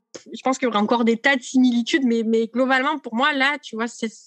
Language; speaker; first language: French; native; French